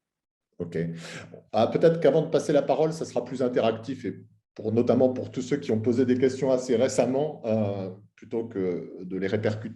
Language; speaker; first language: French; native; French